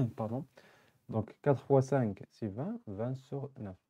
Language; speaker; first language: French; non-native, local second language; Arabic